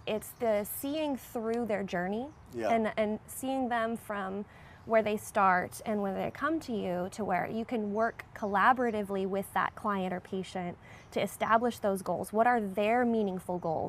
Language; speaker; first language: English; native; English